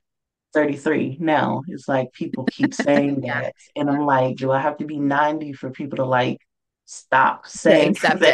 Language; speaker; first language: English; native; English